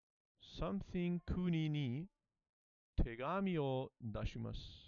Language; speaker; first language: Japanese; non-native, learner; English